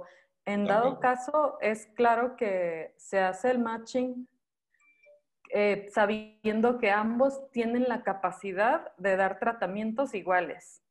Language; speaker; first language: Spanish; native; Spanish